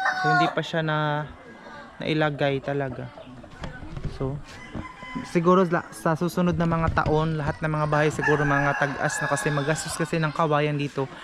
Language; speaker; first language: Filipino; non-native, local second language; Cebuano